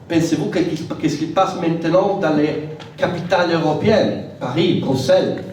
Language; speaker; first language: French; non-native, fluent; Italian